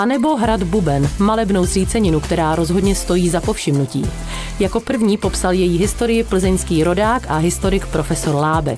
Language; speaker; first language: Czech; native; Czech